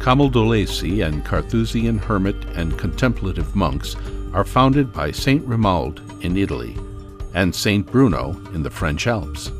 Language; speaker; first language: English; native; English